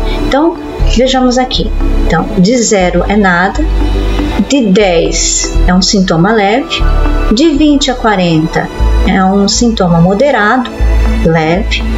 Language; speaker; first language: Portuguese; native; Portuguese